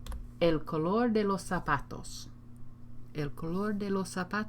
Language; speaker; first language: Spanish; non-native, fluent; English